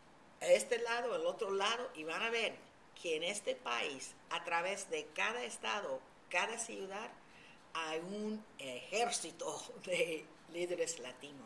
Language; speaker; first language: Spanish; early bilingual, heritage; Spanish